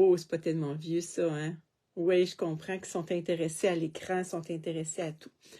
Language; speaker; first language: French; native; French